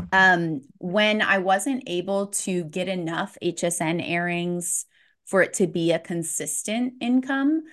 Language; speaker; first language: English; native; English